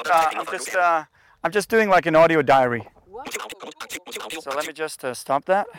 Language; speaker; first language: English; non-native, fluent; Danish